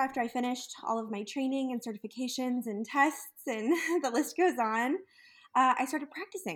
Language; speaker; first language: English; native; English